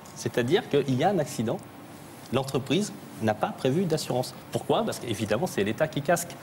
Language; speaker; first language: French; early bilingual, other home language; Korean